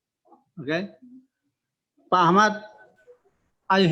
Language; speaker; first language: English; non-native, local second language; Indonesian